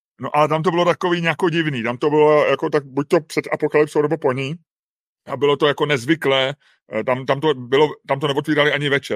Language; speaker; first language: Czech; native; Czech